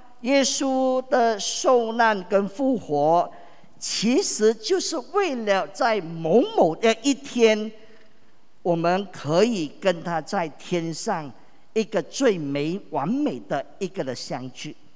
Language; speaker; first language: Chinese; native; Chinese